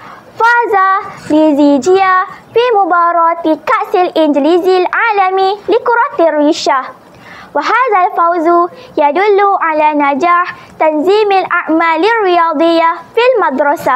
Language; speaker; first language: Arabic; non-native, learner; Malay